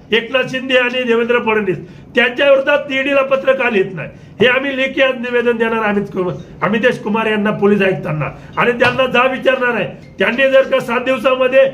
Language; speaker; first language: Marathi; native; Marathi